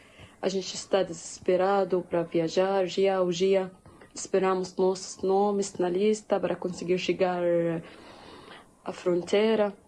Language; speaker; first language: Portuguese; non-native, learner; Arabic